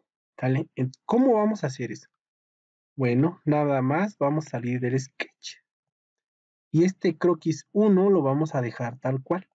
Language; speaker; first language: Spanish; native; Spanish